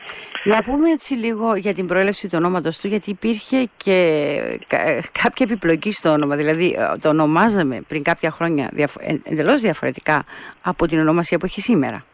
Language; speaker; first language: Greek; native; Greek